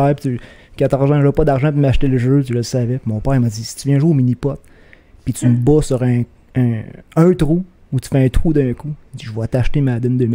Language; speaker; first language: French; native; French